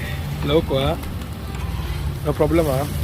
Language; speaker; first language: Spanish; non-native, learner; Sinhala